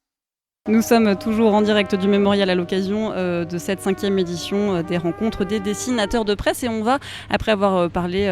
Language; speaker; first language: French; native; French